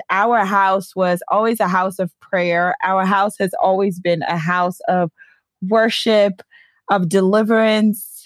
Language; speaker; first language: English; early bilingual, other home language; Yoruba